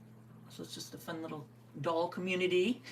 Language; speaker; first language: English; native; English